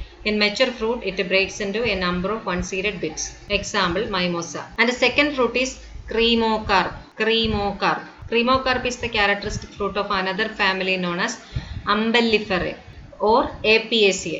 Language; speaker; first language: English; non-native, local second language; Malayalam